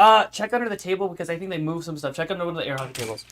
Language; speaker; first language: English; native; English